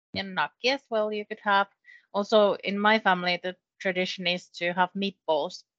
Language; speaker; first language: English; non-native, fluent; Finnish